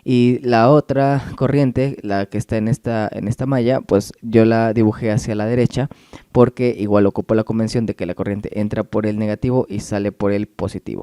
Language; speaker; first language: Spanish; native; Spanish